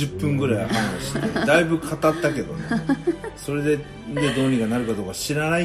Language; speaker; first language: Japanese; native; Japanese